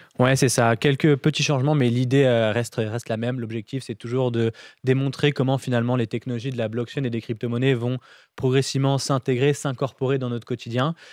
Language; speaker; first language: French; native; French